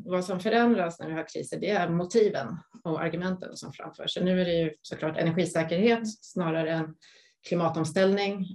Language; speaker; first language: Swedish; native; Swedish